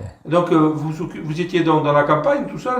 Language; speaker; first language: French; native; French